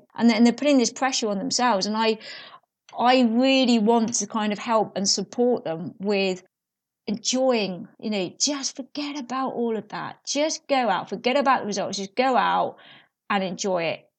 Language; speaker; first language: English; native; English